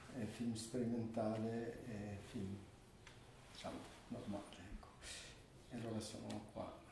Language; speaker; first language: Italian; non-native, fluent; Albanian